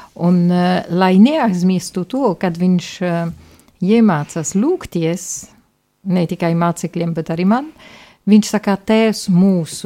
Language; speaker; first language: Latvian; non-native, fluent; Polish